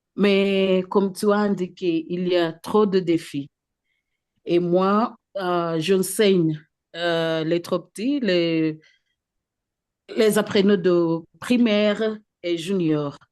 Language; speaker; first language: French; non-native, fluent; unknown